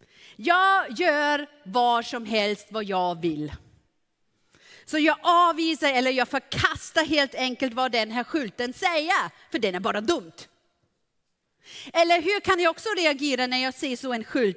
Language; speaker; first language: Swedish; non-native, fluent; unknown